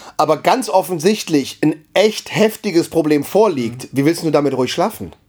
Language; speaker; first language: German; native; German